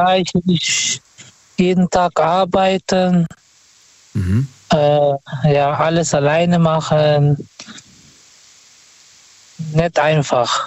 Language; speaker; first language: German; non-native, fluent; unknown